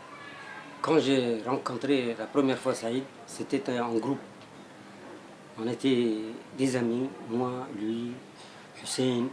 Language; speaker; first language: French; non-native, local second language; Somali